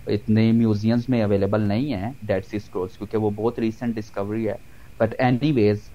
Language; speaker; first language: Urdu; non-native, local second language; Punjabi